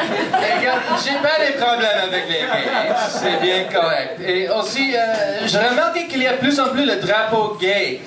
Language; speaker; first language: French; non-native, local second language; English